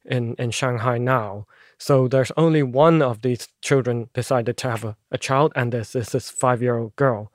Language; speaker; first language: English; non-native, local second language; Cantonese